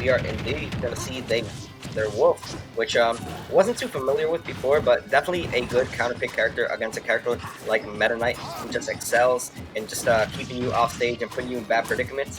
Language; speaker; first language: English; native; English